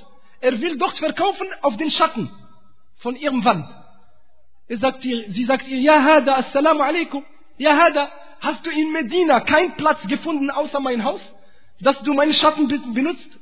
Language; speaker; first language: German; non-native, fluent; Arabic